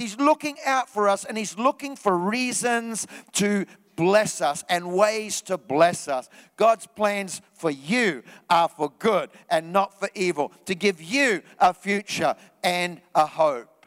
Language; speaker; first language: English; native; English